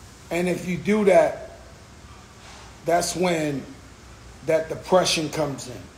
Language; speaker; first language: English; native; English